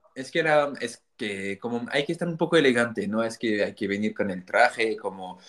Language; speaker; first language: Spanish; non-native, fluent; French